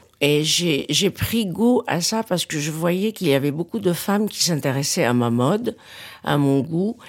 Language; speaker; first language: French; non-native, local second language; Arabic